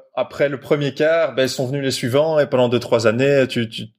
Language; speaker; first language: French; native; French